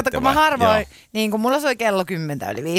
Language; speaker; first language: Finnish; native; Finnish